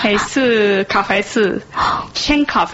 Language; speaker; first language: Chinese; non-native, learner; Japanese